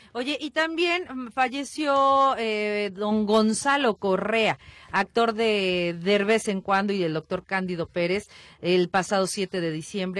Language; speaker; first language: Spanish; native; Spanish